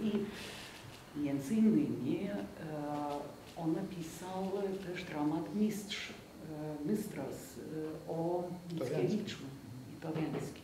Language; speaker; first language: Polish; non-native, fluent; Lithuanian